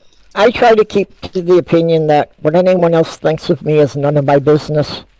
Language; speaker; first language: English; native; English